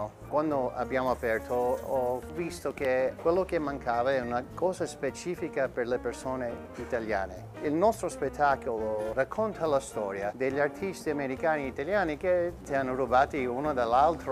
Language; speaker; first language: Italian; early bilingual, heritage; Italian